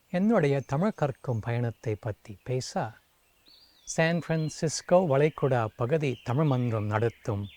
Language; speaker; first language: Tamil; non-native, fluent; English